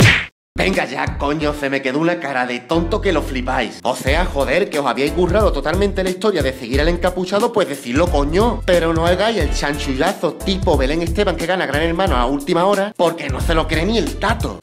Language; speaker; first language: Spanish; native; Spanish